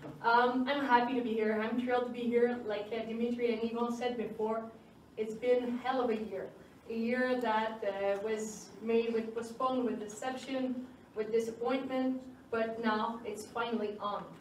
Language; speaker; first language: English; non-native, fluent; French